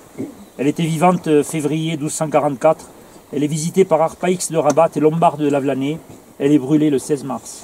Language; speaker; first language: French; native; French